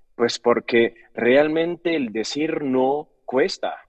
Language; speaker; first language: Spanish; native; Spanish